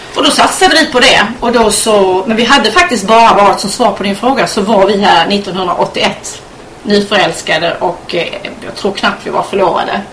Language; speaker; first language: Swedish; native; Swedish